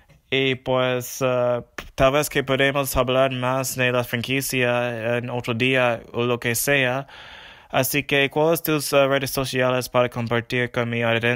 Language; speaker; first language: Spanish; non-native, learner; English